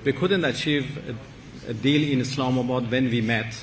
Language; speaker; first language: English; non-native, fluent; Persian